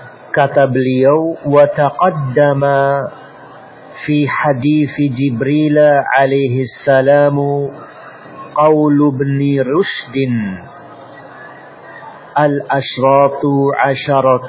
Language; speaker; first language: Arabic; non-native, fluent; Indonesian